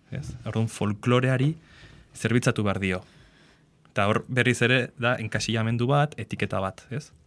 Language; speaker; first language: Basque; non-native, local second language; Spanish